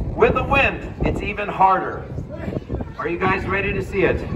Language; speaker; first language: English; native; English